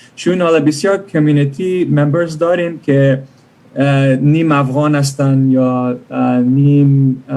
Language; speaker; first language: Persian; early bilingual, other home language; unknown